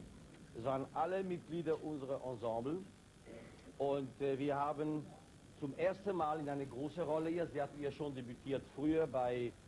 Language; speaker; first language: German; non-native, fluent; Italian